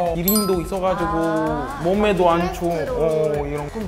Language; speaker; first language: Korean; non-native, fluent; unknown